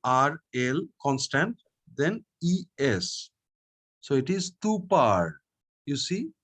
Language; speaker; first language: French; non-native, fluent; Bangla